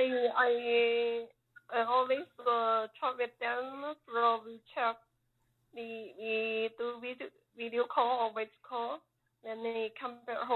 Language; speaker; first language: English; non-native, learner; Chinese